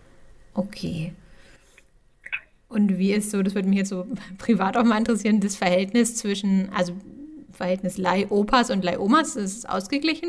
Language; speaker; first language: German; native; German